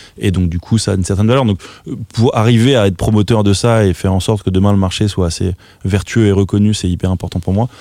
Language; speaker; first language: French; native; French